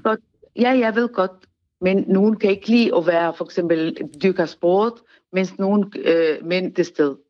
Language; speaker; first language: Danish; non-native, learner; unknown